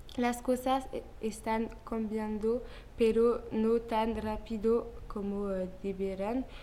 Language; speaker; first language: Spanish; non-native, learner; French